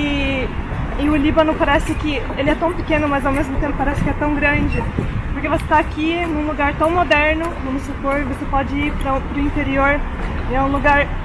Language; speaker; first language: Portuguese; early bilingual, heritage; Portuguese